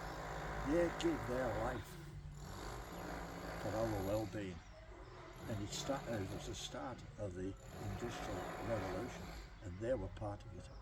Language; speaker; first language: English; native; English